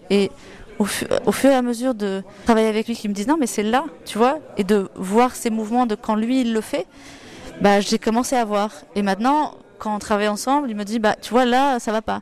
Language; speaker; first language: French; non-native, fluent; Portuguese